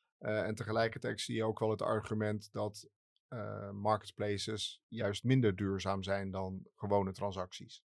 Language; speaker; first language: Dutch; native; Dutch